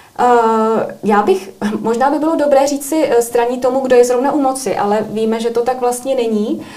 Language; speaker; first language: Czech; native; Czech